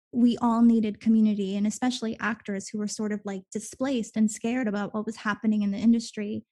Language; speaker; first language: English; early bilingual, other home language; Spanish